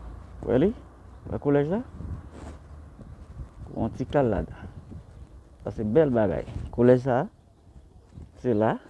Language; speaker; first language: French; non-native, learner; Haitian Creole